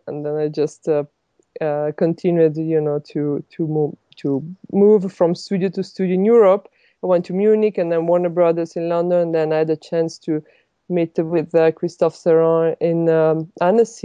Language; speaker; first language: English; non-native, fluent; Italian